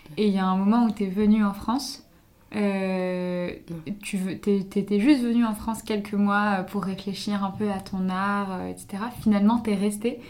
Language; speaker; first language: French; native; French